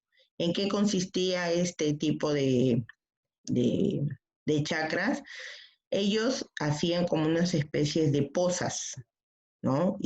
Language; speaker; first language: Spanish; native; Spanish